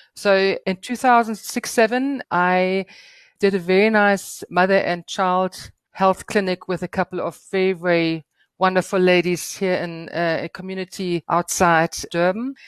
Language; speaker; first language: English; non-native, fluent; German